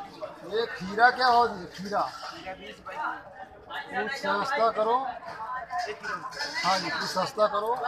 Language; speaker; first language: Hindi; native; Hindi